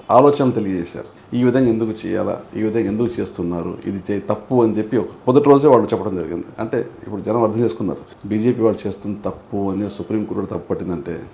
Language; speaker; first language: Telugu; native; Telugu